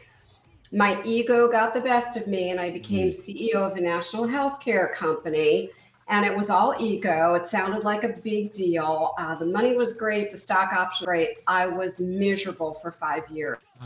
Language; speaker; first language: English; native; English